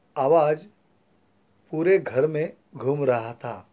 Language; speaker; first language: Hindi; non-native, local second language; Marathi